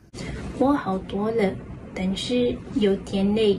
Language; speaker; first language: Chinese; non-native, learner; Malay